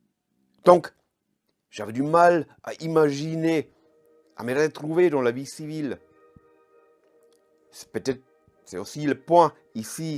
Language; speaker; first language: French; non-native, fluent; German